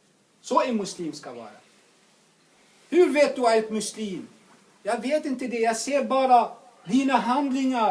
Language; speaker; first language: Swedish; non-native, fluent; Arabic